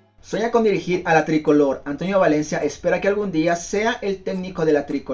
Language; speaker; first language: Spanish; native; Spanish